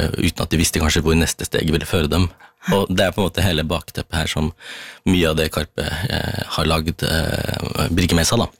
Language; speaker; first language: Norwegian; early bilingual, other home language; Tamil